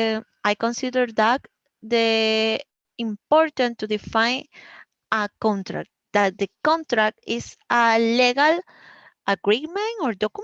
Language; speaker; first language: English; non-native, learner; Spanish